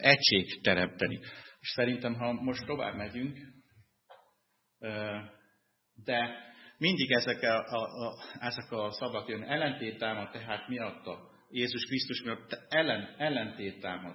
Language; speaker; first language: Hungarian; non-native, fluent; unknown